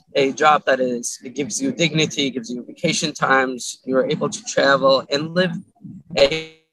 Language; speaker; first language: English; early bilingual, other home language; Arabic